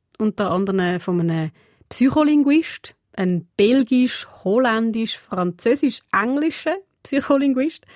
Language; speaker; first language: German; early bilingual, other home language; Portuguese